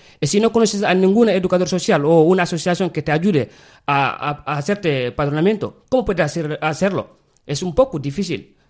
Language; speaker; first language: Spanish; non-native, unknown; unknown